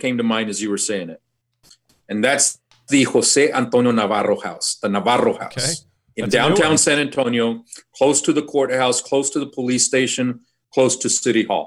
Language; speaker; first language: English; native; English